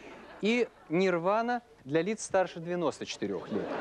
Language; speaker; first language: Russian; native; Russian